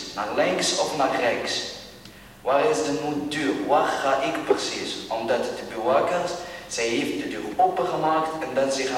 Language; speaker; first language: Dutch; non-native, learner; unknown